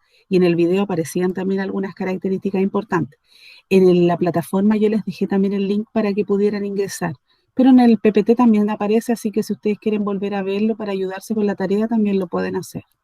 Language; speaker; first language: Spanish; native; Spanish